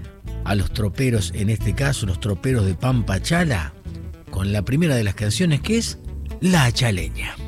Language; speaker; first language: Spanish; native; Spanish